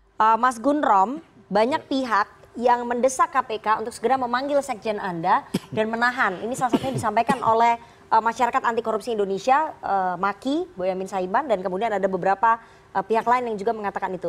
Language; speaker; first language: Indonesian; native; Indonesian